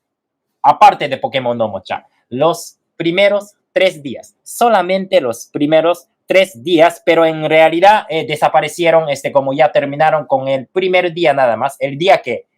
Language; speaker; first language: Spanish; non-native, fluent; Japanese